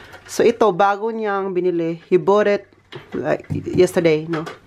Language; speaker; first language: English; non-native, local second language; Filipino